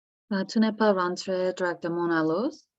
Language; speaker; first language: French; non-native, learner; English